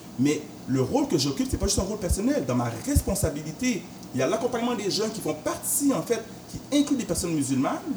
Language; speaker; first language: French; native; French